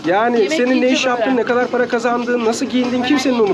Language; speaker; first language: Turkish; native; Turkish